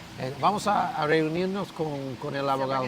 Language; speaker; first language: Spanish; non-native, learner; English